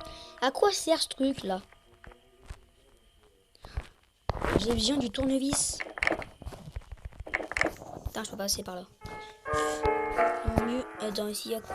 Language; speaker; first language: French; native; French